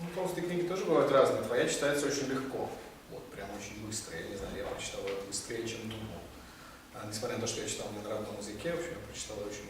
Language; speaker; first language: Russian; native; Russian